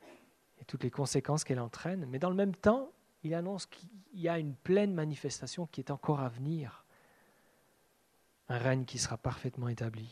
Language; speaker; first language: French; native; French